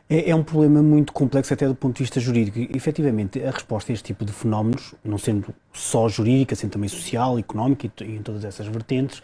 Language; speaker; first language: Portuguese; native; Portuguese